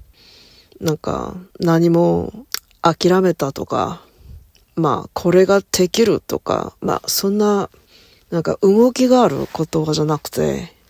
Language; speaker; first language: Japanese; non-native, learner; Korean